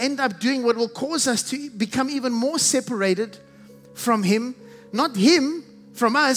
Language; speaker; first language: English; native; English